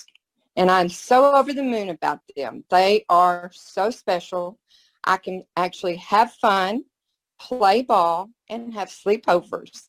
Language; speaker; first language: English; native; English